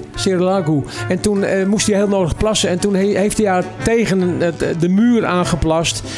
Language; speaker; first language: Dutch; native; Dutch